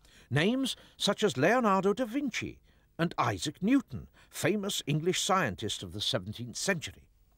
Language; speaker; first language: English; native; English